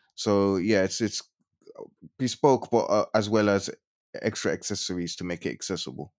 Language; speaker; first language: English; native; English